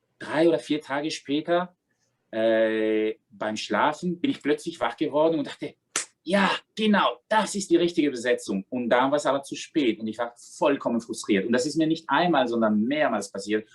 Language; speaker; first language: German; non-native, fluent; Spanish